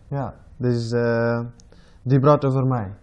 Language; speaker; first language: Dutch; non-native, learner; Arabic